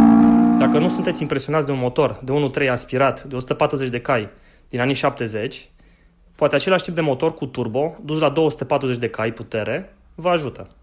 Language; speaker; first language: Romanian; native; Romanian